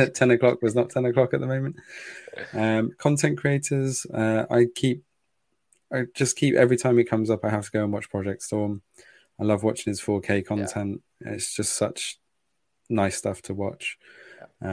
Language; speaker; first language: English; native; English